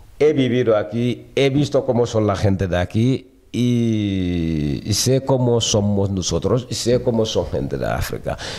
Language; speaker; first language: Spanish; early bilingual, other home language; Wolof